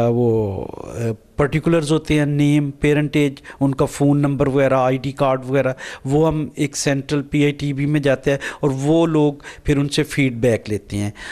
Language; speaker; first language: Urdu; non-native, local second language; Punjabi